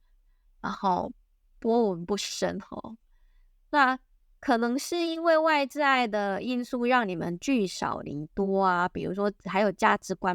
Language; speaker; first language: Chinese; native; Chinese